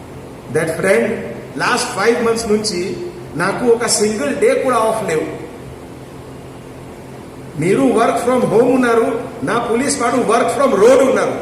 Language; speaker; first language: Telugu; non-native, fluent; Hindi